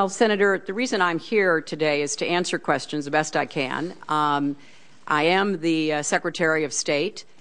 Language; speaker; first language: English; native; English